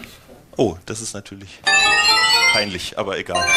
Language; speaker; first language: German; native; German